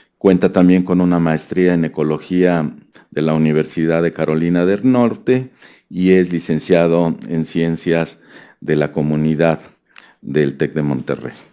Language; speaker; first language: Spanish; native; Spanish